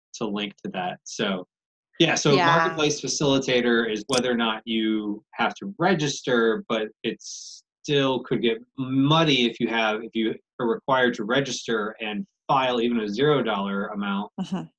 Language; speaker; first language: English; native; English